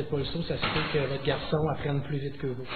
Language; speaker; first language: French; native; French